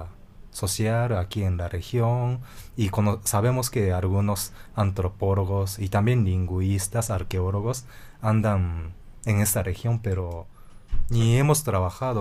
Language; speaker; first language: Spanish; non-native, fluent; Japanese